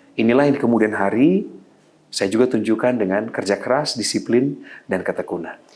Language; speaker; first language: Indonesian; native; Indonesian